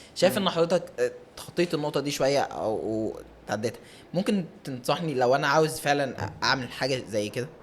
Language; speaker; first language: Arabic; native; Arabic